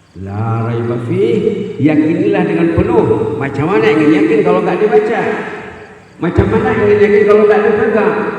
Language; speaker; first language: Indonesian; non-native, local second language; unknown